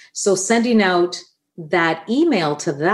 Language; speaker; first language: English; non-native, fluent; Italian